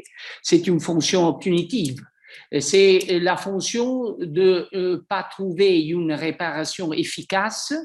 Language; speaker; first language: French; non-native, fluent; Italian